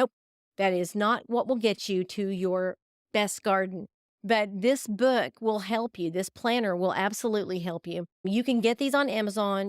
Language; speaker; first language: English; native; English